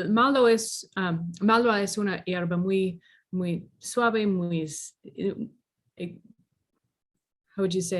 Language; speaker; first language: Spanish; non-native, learner; English